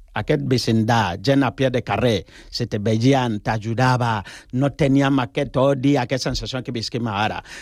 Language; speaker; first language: Catalan; non-native, fluent; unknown